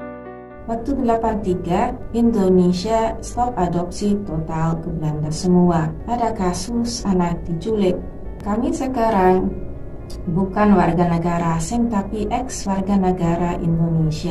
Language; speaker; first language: Indonesian; early bilingual, heritage; Dutch